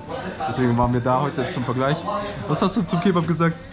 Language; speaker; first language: German; native; German